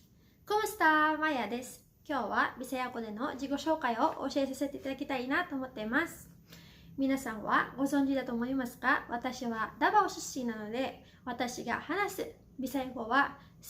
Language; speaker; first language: Japanese; non-native, fluent; Cebuano